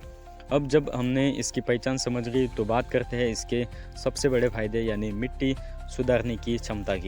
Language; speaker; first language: Hindi; native; Hindi